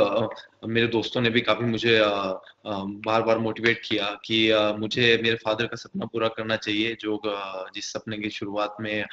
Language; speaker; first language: Hindi; native; Hindi